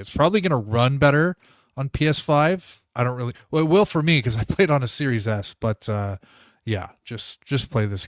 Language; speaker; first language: English; native; English